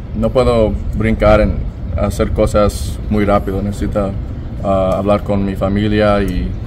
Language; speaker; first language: Spanish; early bilingual, other home language; English